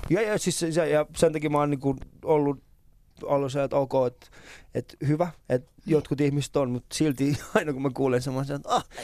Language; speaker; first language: Finnish; early bilingual, other home language; Persian